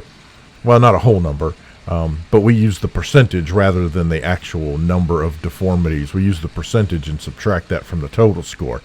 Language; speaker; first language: English; native; English